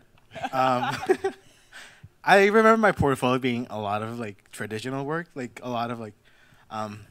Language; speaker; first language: English; early bilingual, other home language; Spanish